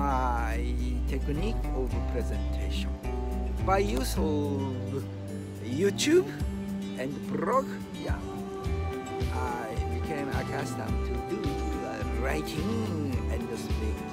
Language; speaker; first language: English; non-native, learner; Japanese